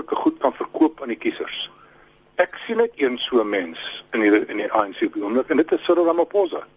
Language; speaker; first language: Afrikaans; native; Afrikaans